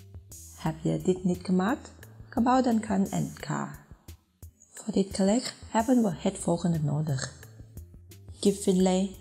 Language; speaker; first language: Dutch; non-native, learner; Thai